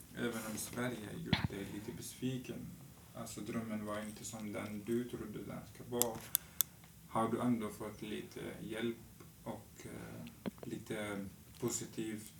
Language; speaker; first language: Swedish; non-native, fluent; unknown